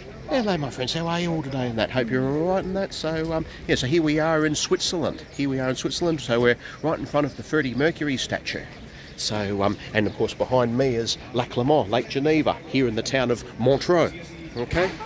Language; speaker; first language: English; native; English